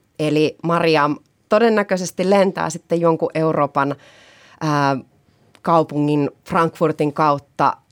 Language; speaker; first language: Finnish; native; Finnish